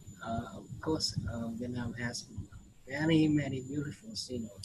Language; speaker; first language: English; non-native, learner; Vietnamese